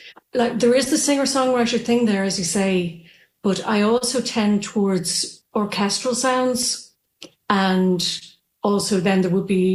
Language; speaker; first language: English; native; English